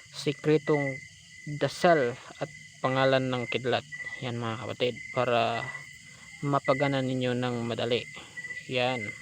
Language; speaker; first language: Filipino; non-native, local second language; Cebuano